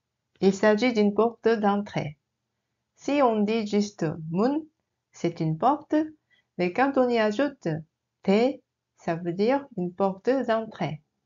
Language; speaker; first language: French; non-native, fluent; Korean